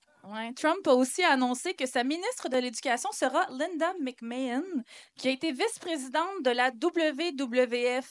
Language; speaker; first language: French; native; French